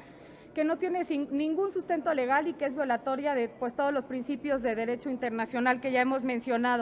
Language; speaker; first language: Spanish; native; Spanish